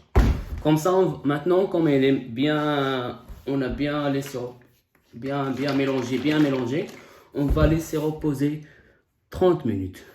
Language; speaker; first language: French; non-native, local second language; Arabic